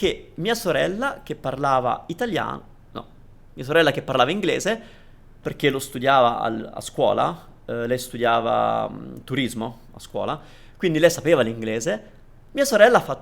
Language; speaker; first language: Italian; native; Italian